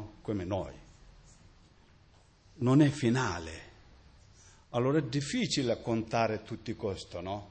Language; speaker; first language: Italian; non-native, learner; Tibetan